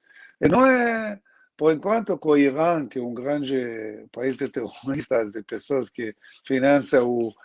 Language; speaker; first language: Portuguese; non-native, learner; Hebrew